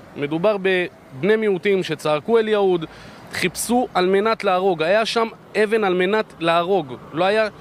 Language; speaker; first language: Hebrew; native; Hebrew